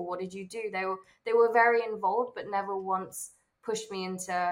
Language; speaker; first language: English; native; English